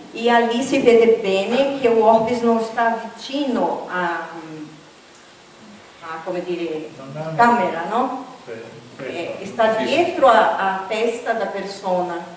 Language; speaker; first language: Italian; non-native, learner; Portuguese